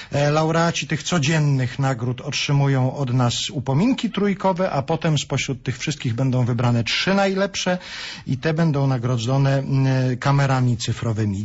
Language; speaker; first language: Polish; native; Polish